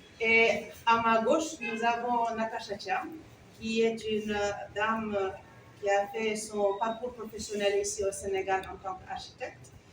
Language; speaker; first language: French; non-native, local second language; Wolof